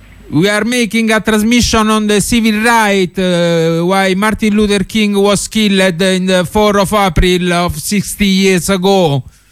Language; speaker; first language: English; non-native, learner; Italian